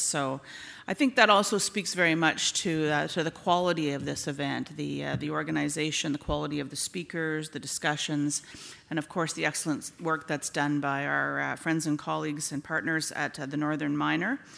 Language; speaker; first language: English; native; English